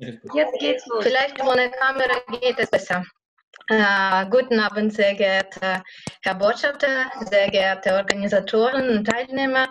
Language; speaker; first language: German; non-native, fluent; Russian